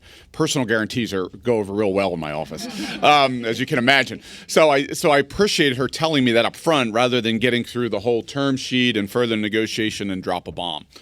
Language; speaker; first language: English; native; English